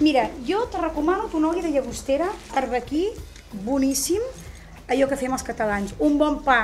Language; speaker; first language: Catalan; native; Catalan